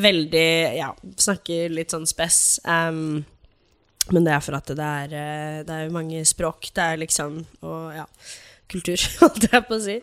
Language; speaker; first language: Norwegian; early bilingual, other home language; English